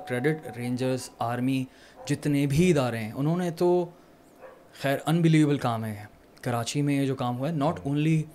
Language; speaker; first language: Urdu; native; Urdu